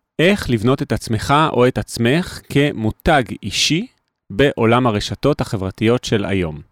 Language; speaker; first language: Hebrew; native; Hebrew